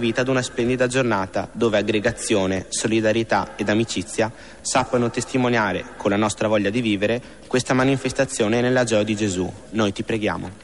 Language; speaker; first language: Italian; native; Italian